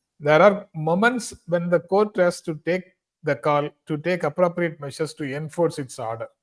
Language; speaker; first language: English; non-native, local second language; Tamil